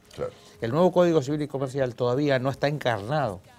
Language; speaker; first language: Spanish; native; Spanish